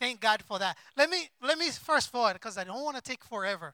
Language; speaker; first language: English; non-native, local second language; Kinyarwanda